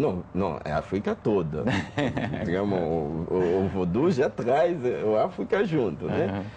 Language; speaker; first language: Portuguese; non-native, fluent; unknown